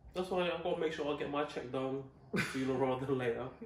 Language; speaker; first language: English; native; English